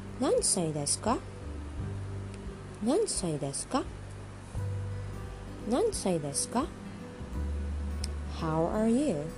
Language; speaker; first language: Japanese; non-native, learner; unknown